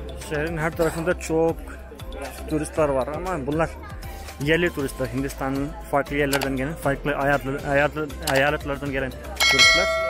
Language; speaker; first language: Turkish; non-native, fluent; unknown